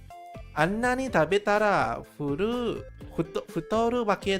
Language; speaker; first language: Japanese; non-native, learner; English